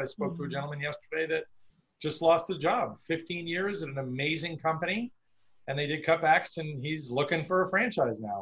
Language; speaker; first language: English; native; English